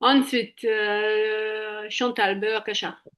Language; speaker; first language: French; native; French